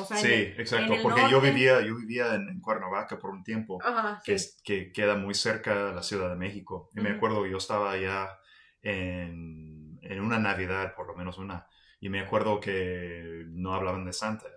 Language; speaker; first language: Spanish; non-native, fluent; English